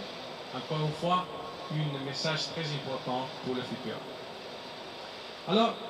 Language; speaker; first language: French; non-native, fluent; Italian